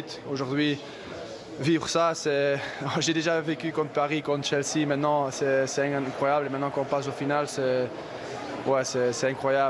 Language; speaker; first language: French; non-native, fluent; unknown